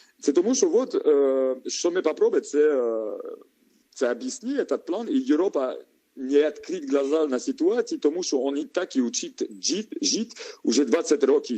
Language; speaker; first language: Ukrainian; non-native, learner; French